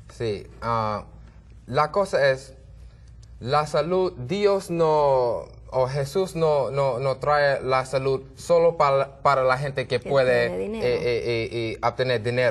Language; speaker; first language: Spanish; non-native, learner; English